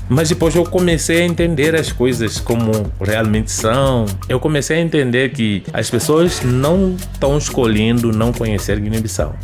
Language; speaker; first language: Portuguese; non-native, local second language; Upper Guinea Crioulo